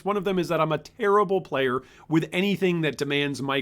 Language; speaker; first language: English; native; English